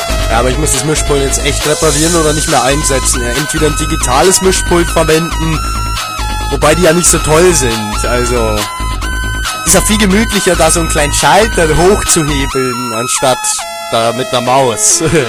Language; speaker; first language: German; native; German